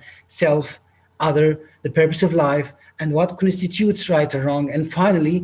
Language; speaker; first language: English; non-native, local second language; Arabic